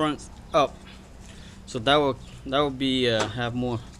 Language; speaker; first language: English; non-native, fluent; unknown